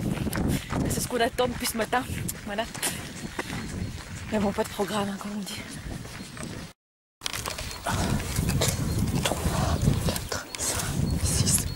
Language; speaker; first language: French; native; French